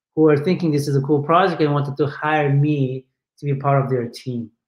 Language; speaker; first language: English; non-native, fluent; Portuguese